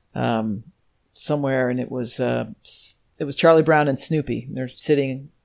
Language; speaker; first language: English; native; English